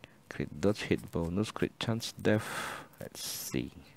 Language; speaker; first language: English; non-native, learner; Indonesian